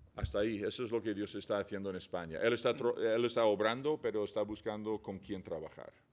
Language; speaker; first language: Spanish; non-native, fluent; English